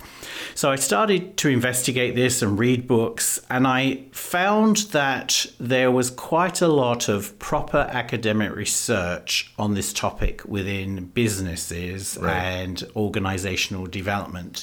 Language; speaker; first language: English; native; English